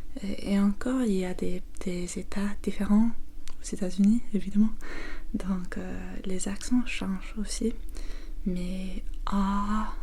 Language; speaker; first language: French; non-native, learner; English